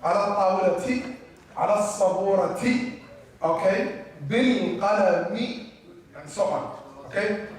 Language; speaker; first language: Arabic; non-native, fluent; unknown